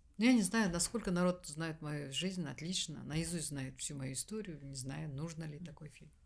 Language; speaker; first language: Russian; non-native, local second language; Kazakh